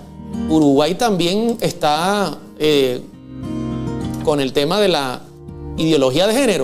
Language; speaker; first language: Spanish; native; Spanish